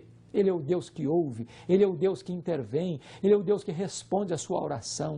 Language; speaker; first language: Portuguese; native; Portuguese